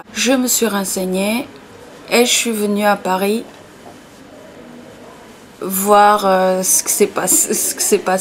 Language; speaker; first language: French; non-native, fluent; Portuguese